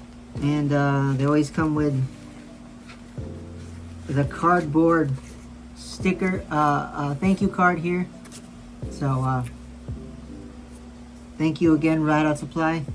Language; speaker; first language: English; native; English